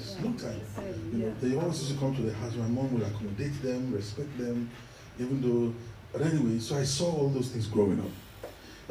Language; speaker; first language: English; non-native, local second language; Yoruba